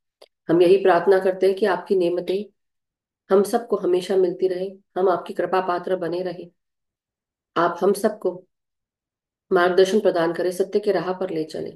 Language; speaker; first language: Hindi; native; Hindi